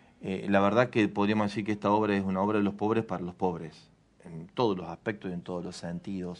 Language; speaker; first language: Spanish; native; Spanish